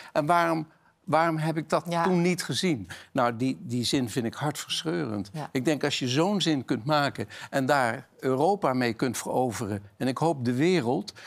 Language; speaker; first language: Dutch; native; Dutch